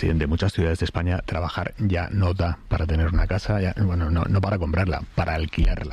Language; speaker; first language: Spanish; native; Spanish